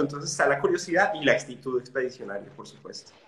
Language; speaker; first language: Spanish; native; Spanish